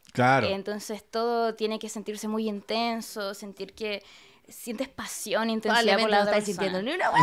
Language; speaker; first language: Spanish; native; Spanish